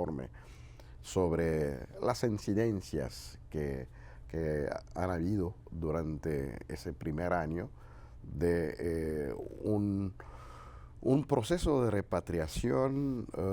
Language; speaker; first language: Spanish; non-native, fluent; Haitian Creole